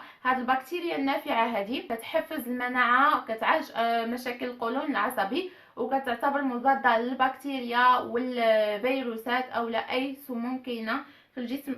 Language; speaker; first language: Arabic; native; Arabic